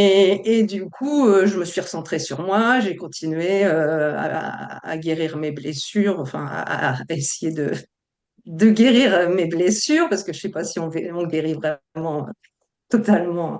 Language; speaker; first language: French; native; French